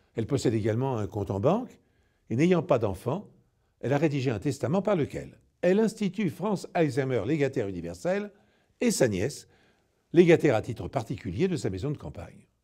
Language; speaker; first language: French; native; French